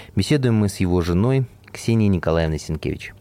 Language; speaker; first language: Russian; native; Russian